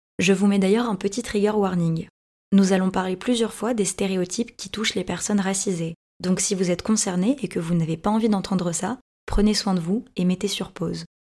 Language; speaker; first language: French; native; French